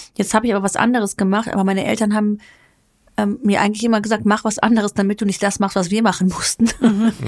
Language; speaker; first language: German; early bilingual, other home language; Greek